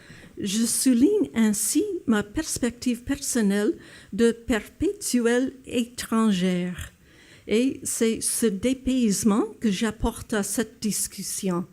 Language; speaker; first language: French; non-native, fluent; English